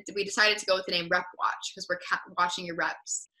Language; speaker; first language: English; native; English